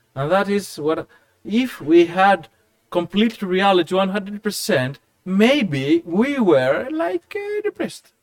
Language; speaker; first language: English; non-native, fluent; Greek